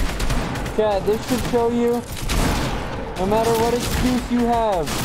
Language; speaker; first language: English; native; English